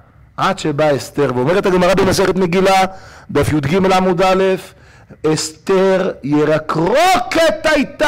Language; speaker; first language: Hebrew; native; Hebrew